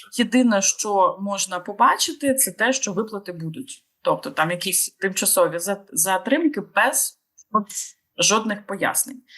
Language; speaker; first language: Ukrainian; native; Ukrainian